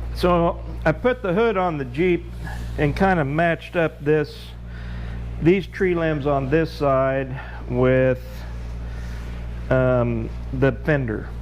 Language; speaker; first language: English; native; English